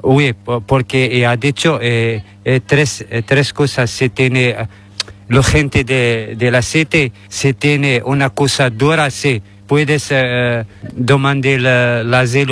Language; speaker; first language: Spanish; non-native, learner; Arabic